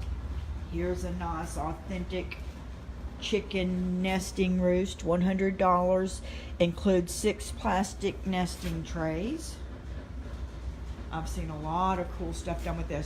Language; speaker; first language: English; native; English